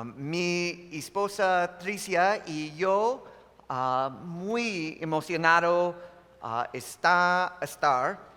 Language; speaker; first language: Spanish; non-native, learner; English